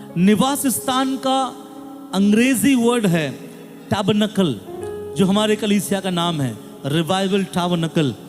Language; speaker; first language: Hindi; non-native, local second language; Bangla